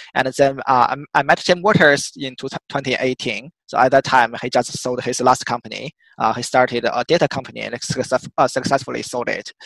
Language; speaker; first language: English; non-native, fluent; Chinese